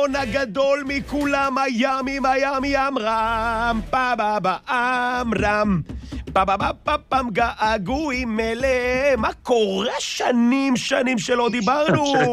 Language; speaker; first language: Hebrew; native; Hebrew